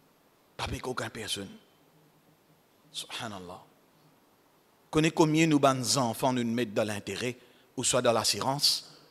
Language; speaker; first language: French; non-native, local second language; Morisyen